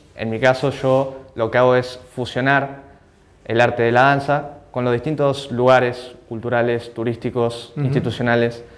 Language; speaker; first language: Spanish; native; Spanish